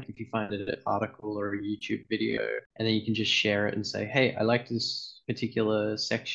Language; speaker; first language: English; native; English